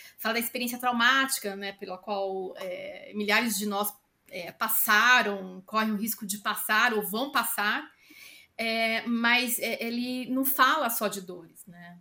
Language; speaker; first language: Portuguese; native; Portuguese